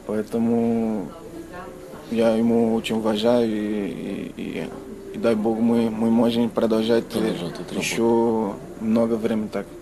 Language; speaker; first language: Russian; non-native, learner; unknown